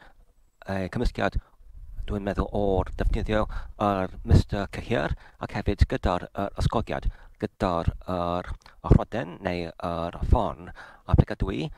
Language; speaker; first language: Welsh; non-native, learner; English